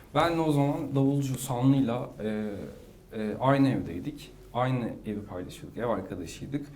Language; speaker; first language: Turkish; native; Turkish